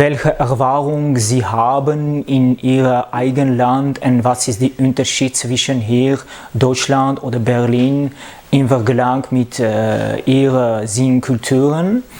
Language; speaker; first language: German; non-native, learner; French